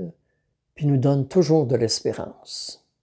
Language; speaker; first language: French; native; French